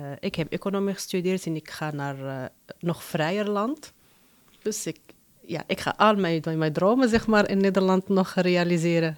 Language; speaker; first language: Dutch; non-native, fluent; Arabic